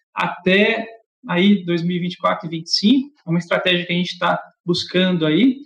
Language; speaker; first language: Portuguese; native; Portuguese